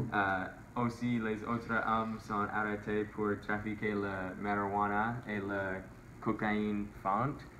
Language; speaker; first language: French; non-native, local second language; English